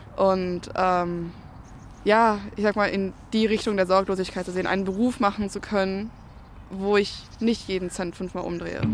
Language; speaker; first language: German; native; German